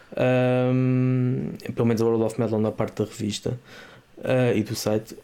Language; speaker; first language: Portuguese; native; Portuguese